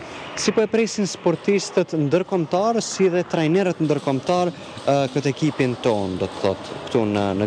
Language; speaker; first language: Albanian; native; Albanian